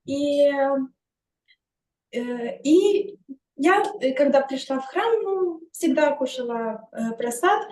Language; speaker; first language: Russian; non-native, fluent; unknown